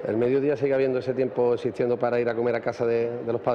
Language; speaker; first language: Spanish; native; Spanish